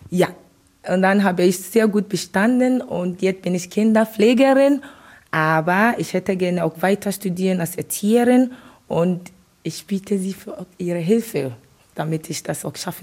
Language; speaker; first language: German; non-native, learner; Akan